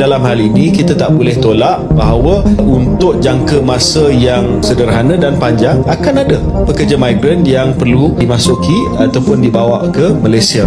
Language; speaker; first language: Malay; native; Malay